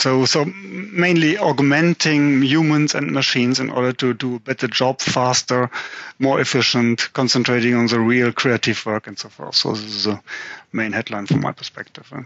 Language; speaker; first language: English; non-native, fluent; German